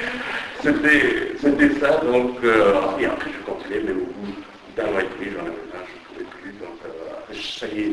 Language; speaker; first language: French; non-native, fluent; Persian